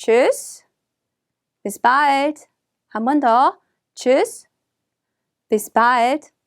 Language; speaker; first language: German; non-native, fluent; Korean